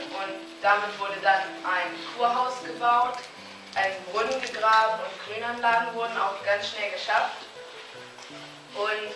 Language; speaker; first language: German; native; German